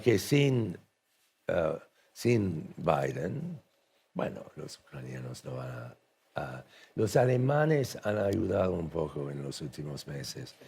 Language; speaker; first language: Spanish; non-native, fluent; English